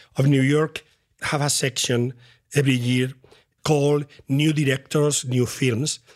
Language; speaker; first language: English; non-native, fluent; Spanish